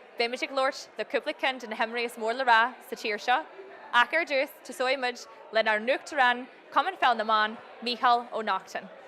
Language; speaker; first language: Irish; native; Irish